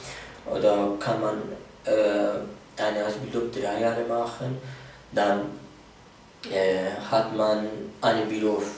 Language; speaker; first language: German; non-native, fluent; Arabic